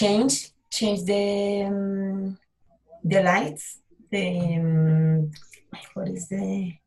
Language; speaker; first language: English; non-native, learner; Spanish